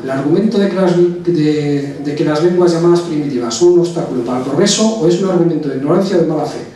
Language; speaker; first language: Spanish; non-native, local second language; Basque